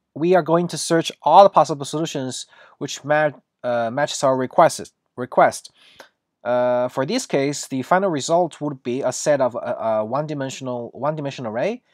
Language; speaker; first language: English; non-native, fluent; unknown